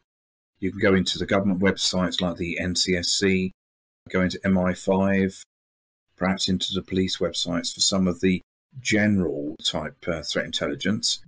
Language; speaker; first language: English; native; English